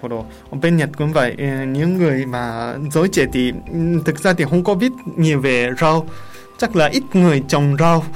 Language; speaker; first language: Vietnamese; non-native, learner; Japanese